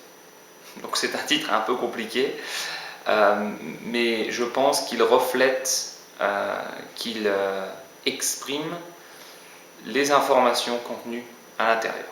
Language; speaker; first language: French; native; French